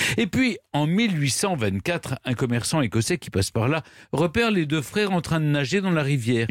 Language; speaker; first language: French; native; French